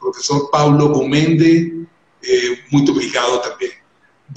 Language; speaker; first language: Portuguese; non-native, learner; Spanish